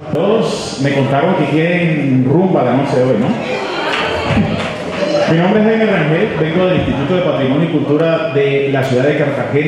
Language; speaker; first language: Spanish; native; Spanish